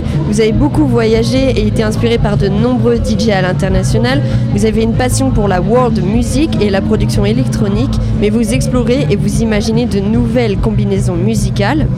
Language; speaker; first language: French; native; French